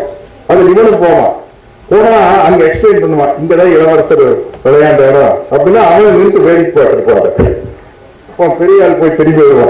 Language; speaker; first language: Tamil; native; Tamil